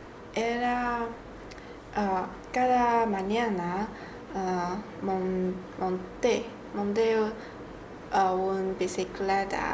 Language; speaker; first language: Spanish; non-native, learner; Chinese